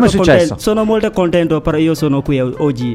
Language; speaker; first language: Italian; non-native, learner; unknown